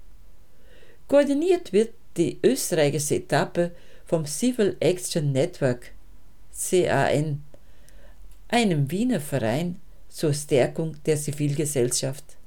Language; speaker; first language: German; native; German